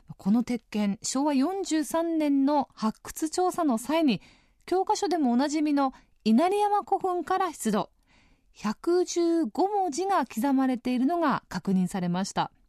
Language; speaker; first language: Japanese; native; Japanese